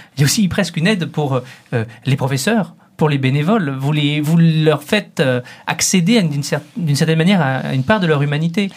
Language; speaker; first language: French; native; French